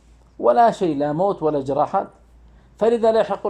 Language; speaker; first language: Arabic; native; Arabic